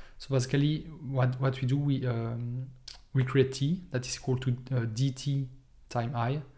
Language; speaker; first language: English; non-native, fluent; French